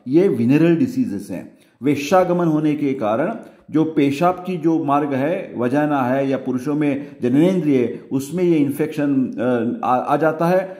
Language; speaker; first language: Hindi; non-native, local second language; Marathi